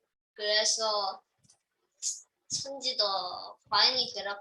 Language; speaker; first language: Korean; early bilingual, heritage; Chinese